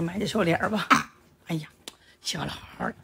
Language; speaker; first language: Chinese; native; Chinese